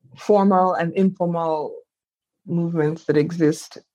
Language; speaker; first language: English; non-native, local second language; Yoruba